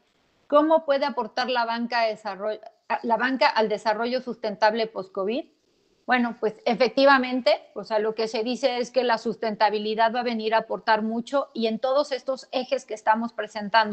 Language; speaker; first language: Spanish; native; Spanish